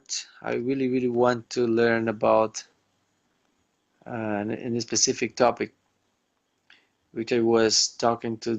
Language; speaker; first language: English; non-native, fluent; Portuguese